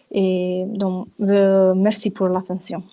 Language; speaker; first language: French; non-native, fluent; Italian